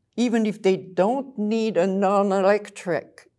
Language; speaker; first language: English; non-native, fluent; French